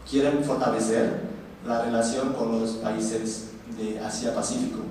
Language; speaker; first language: Spanish; non-native, learner; Indonesian